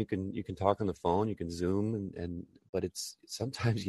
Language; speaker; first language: English; native; English